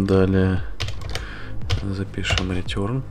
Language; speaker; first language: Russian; native; Russian